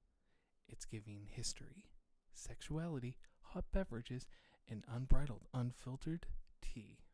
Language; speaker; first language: English; native; English